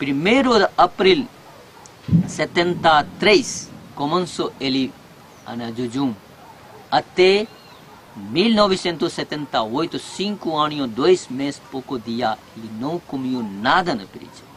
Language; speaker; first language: Portuguese; non-native, learner; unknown